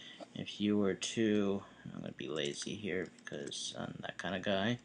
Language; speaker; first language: English; native; English